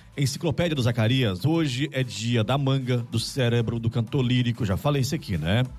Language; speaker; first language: Portuguese; native; Portuguese